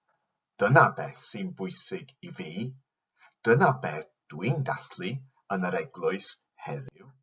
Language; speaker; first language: Welsh; non-native, fluent; English